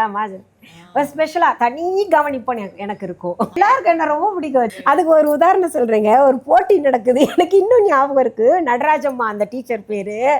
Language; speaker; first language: Tamil; non-native, local second language; Hindi